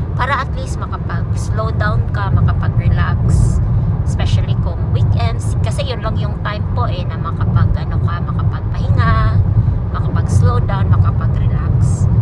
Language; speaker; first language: Filipino; non-native, local second language; Cebuano